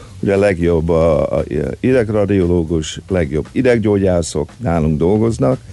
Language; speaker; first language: Hungarian; early bilingual, heritage; Hungarian